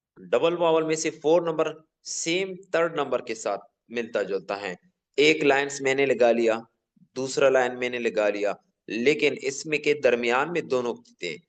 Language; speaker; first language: Urdu; non-native, local second language; Pashto